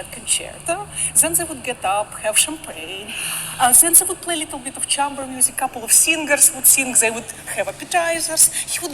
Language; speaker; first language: English; non-native, fluent; Russian